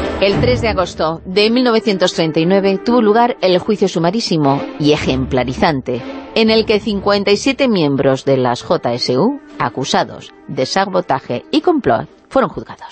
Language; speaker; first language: Spanish; native; Spanish